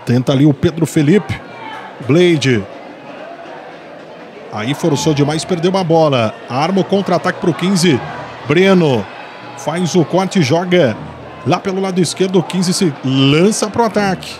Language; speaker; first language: Portuguese; native; Portuguese